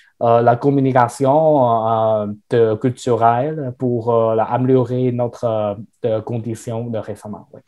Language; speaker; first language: French; non-native, learner; Chinese